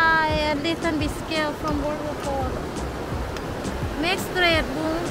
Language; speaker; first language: English; non-native, learner; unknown